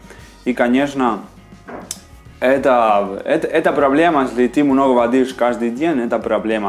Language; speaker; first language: Russian; non-native, fluent; Spanish